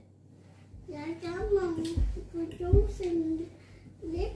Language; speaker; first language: Vietnamese; early bilingual, heritage; Vietnamese